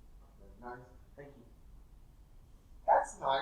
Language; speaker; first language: English; non-native, fluent; Thai